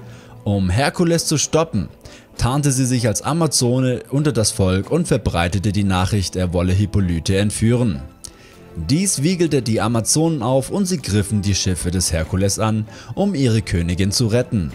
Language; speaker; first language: German; native; German